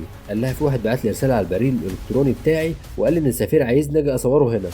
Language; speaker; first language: Arabic; native; Arabic